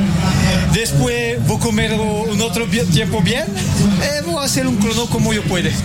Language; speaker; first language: Spanish; non-native, learner; French